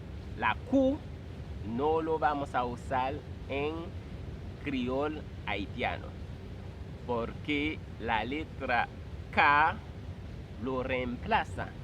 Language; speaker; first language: Spanish; non-native, fluent; Haitian Creole